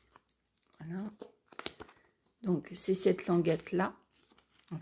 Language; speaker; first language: French; native; French